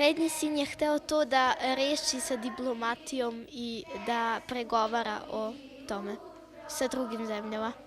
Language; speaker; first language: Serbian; early bilingual, heritage; Serbian